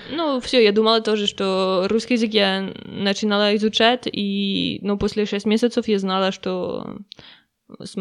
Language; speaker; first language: Russian; non-native, learner; French